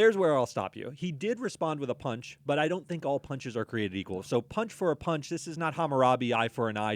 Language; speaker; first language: English; native; English